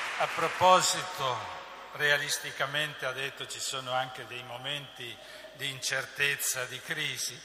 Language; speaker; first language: Italian; native; Italian